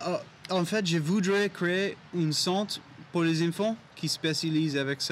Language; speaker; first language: French; non-native, learner; English